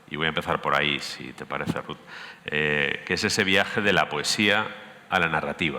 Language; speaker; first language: Spanish; native; Spanish